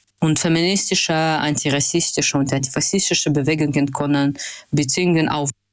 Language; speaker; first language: German; non-native, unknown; Russian